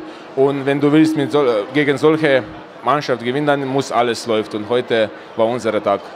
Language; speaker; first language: German; non-native, fluent; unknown